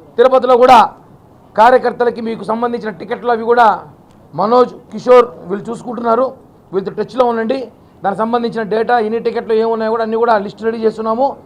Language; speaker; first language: Telugu; native; Telugu